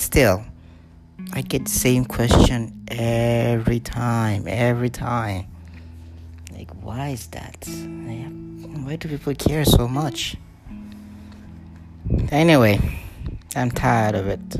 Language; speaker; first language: English; non-native, local second language; Yoruba